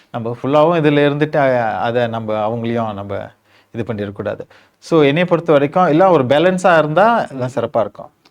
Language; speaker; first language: Tamil; early bilingual, heritage; Tamil